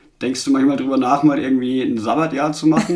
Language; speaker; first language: German; native; German